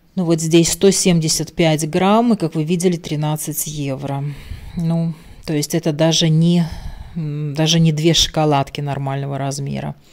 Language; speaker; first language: Russian; non-native, local second language; Latvian